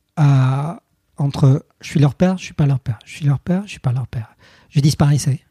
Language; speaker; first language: French; non-native, fluent; Spanish